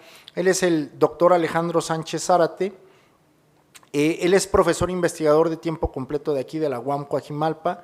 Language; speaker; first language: Spanish; native; Spanish